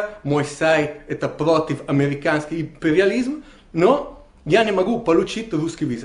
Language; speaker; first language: Russian; non-native, learner; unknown